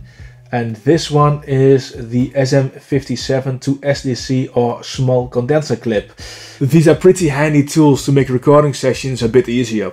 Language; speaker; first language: English; non-native, fluent; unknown